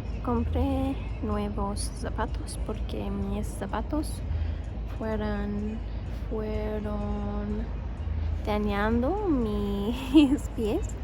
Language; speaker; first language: Spanish; non-native, fluent; English